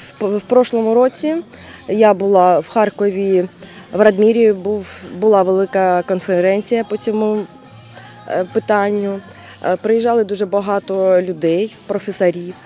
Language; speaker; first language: Ukrainian; non-native, local second language; Russian